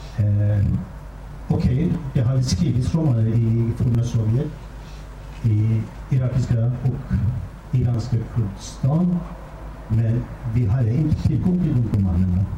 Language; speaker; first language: Swedish; non-native, fluent; Kurdish